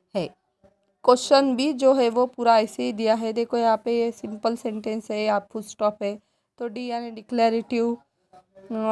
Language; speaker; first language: Hindi; non-native, local second language; Marathi